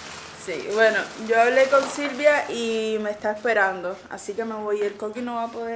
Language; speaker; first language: Spanish; native; Spanish